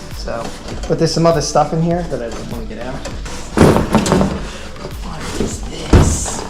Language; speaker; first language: English; native; English